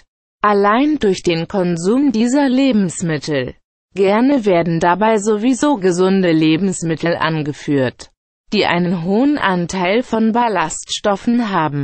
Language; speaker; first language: German; native; German